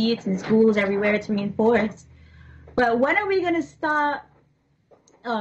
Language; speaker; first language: English; native; English